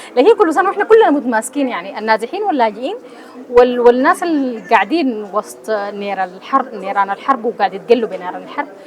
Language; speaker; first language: Arabic; native; Arabic